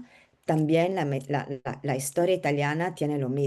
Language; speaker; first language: Spanish; non-native, learner; Italian